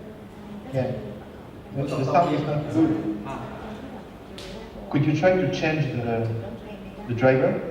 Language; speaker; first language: English; non-native, fluent; French